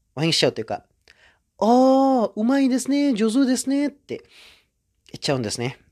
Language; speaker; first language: Japanese; non-native, fluent; Indonesian